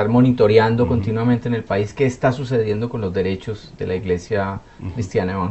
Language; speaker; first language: Spanish; native; Spanish